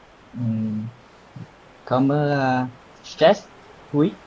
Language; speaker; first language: French; non-native, learner; Vietnamese